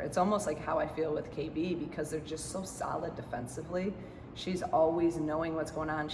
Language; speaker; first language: English; native; English